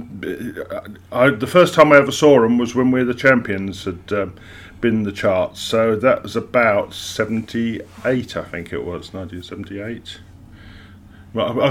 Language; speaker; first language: English; native; English